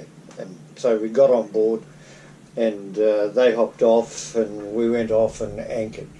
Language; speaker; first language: English; native; English